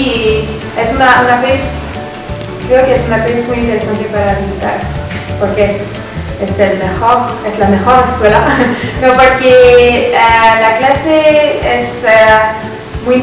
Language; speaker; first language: Spanish; non-native, learner; French